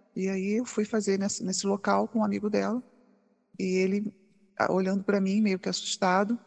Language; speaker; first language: Portuguese; native; Portuguese